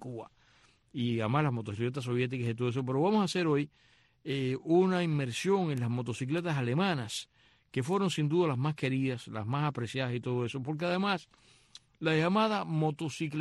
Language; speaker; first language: Spanish; native; Spanish